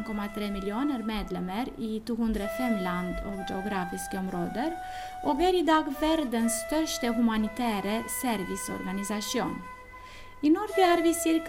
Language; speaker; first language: Norwegian; non-native, fluent; Romanian